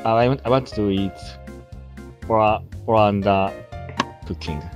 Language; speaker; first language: English; non-native, learner; Japanese